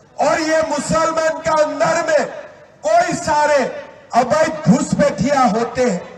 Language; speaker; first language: Hindi; non-native, local second language; Assamese